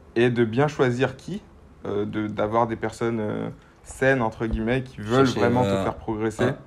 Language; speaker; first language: French; native; French